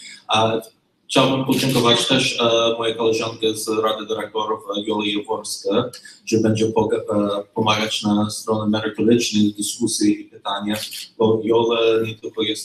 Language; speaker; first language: Polish; non-native, learner; English